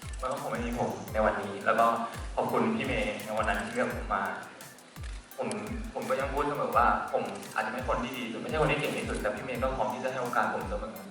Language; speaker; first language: Thai; native; Thai